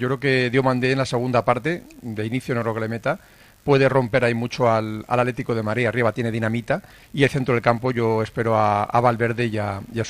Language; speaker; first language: Spanish; native; Spanish